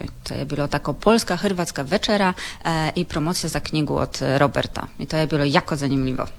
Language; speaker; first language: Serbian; non-native, learner; Polish